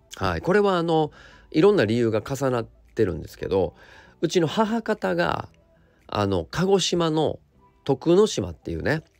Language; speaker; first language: Japanese; native; Japanese